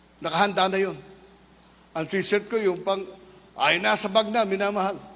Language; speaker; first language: Filipino; non-native, local second language; Iloko